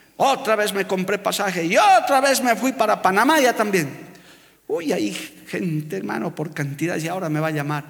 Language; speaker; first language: Spanish; native; Spanish